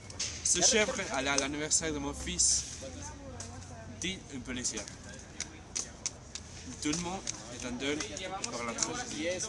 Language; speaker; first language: French; non-native, learner; Spanish